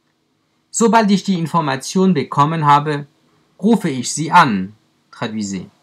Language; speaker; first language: German; non-native, fluent; French